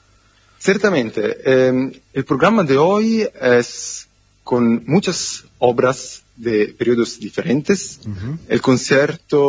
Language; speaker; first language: Spanish; non-native, learner; Italian